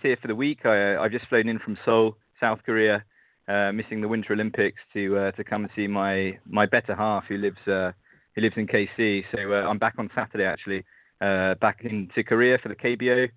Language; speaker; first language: English; native; English